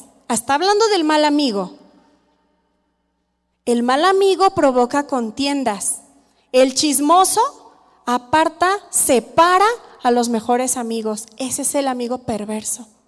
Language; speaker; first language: Spanish; native; Spanish